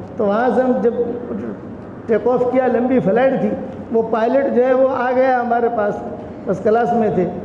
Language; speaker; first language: Urdu; non-native, local second language; Gujarati